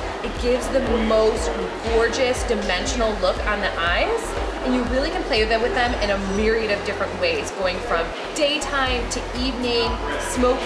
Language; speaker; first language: English; native; English